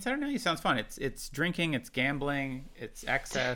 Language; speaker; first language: English; native; English